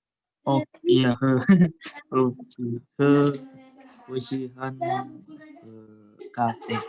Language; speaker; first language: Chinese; non-native, learner; Indonesian